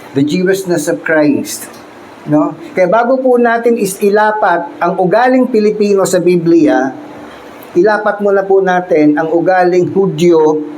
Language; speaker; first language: Filipino; native; Filipino